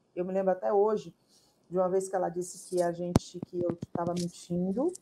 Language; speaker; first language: Portuguese; native; Portuguese